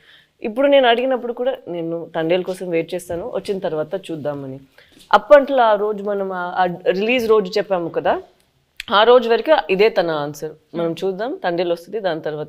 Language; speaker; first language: Telugu; non-native, fluent; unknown